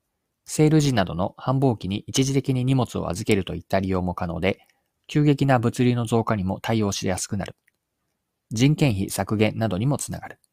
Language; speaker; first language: Japanese; native; Japanese